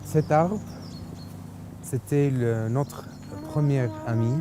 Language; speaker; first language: French; non-native, learner; Arabic